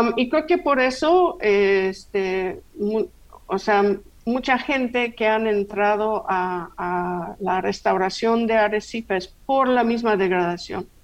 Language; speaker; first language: Spanish; non-native, fluent; English